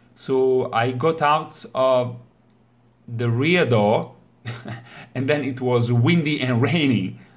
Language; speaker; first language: English; non-native, fluent; Italian